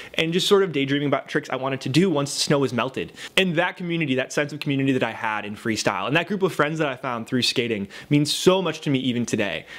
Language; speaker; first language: English; native; English